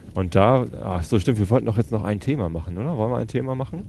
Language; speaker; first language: German; native; German